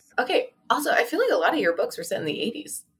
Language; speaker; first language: English; native; English